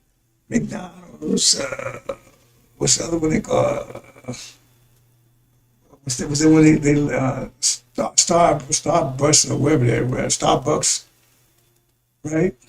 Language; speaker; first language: English; native; English